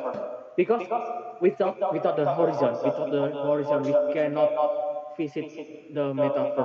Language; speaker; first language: English; non-native, learner; Indonesian